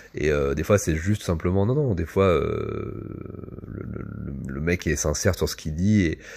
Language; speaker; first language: French; native; French